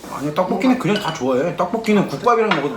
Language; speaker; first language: Korean; native; Korean